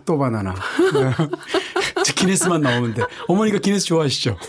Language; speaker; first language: Korean; native; Korean